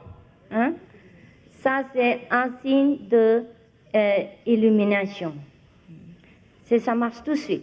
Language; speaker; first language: French; non-native, fluent; Vietnamese